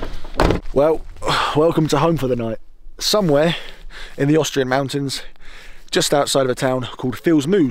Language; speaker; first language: English; native; English